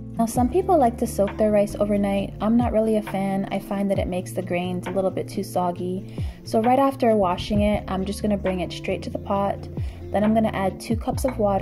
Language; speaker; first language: English; native; English